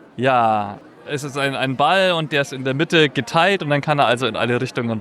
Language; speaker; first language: German; native; German